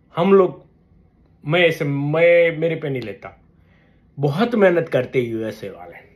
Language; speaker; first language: Hindi; non-native, local second language; Gujarati